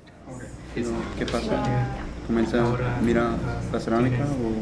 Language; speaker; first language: Spanish; non-native, learner; English